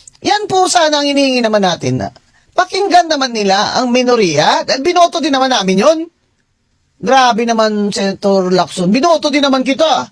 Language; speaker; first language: Filipino; non-native, local second language; Hiligaynon